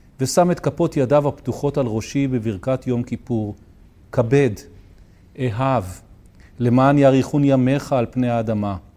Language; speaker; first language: Hebrew; native; Hebrew